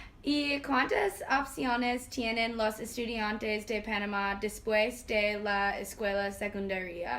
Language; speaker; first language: Spanish; non-native, learner; English